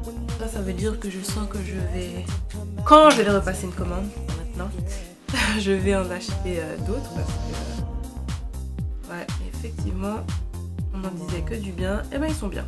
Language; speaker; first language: French; native; French